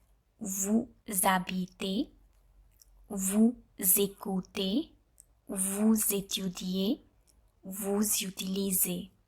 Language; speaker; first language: French; non-native, fluent; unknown